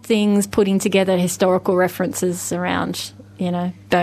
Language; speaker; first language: English; native; English